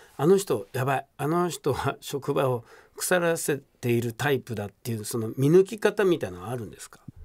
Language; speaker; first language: Japanese; native; Japanese